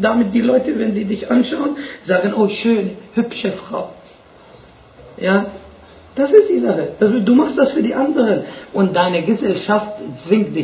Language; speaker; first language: German; non-native, fluent; Arabic